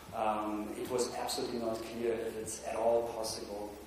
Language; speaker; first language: English; non-native, fluent; German